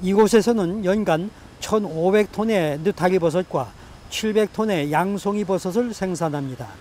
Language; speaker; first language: Korean; native; Korean